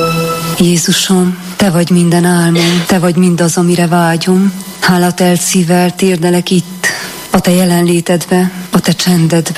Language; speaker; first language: Hungarian; non-native, local second language; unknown